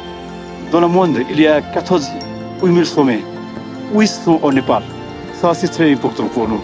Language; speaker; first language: French; non-native, learner; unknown